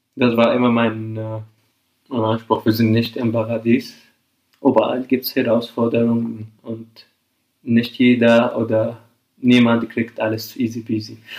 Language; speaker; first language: German; non-native, fluent; Arabic